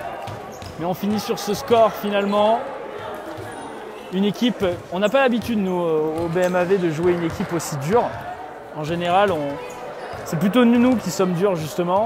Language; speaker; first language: French; native; French